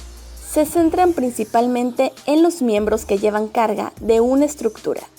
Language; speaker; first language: Spanish; native; Spanish